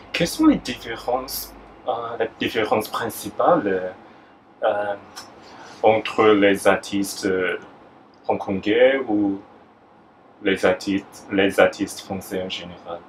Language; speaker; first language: French; non-native, fluent; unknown